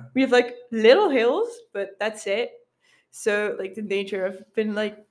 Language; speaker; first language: English; non-native, fluent; Dutch